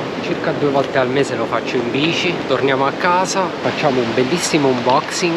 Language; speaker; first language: Italian; native; Italian